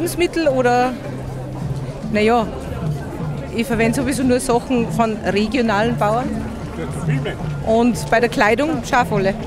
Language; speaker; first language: German; native; German